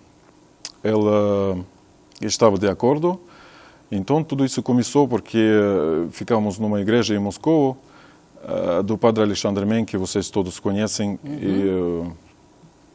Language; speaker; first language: Portuguese; non-native, fluent; Russian